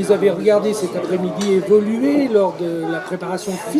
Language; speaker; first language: French; native; French